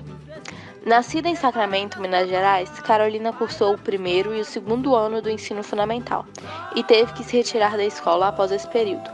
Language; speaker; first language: Portuguese; native; Portuguese